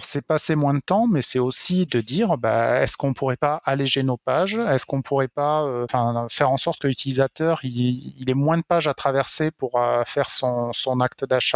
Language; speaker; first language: French; native; French